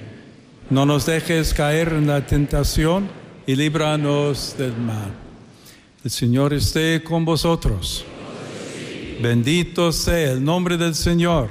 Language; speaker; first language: Spanish; non-native, fluent; English